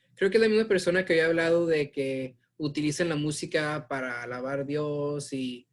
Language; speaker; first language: Spanish; early bilingual, heritage; Spanish